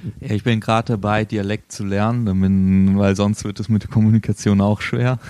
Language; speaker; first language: German; native; German